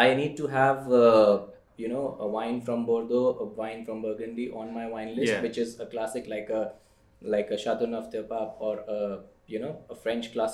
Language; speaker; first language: English; non-native, local second language; Hindi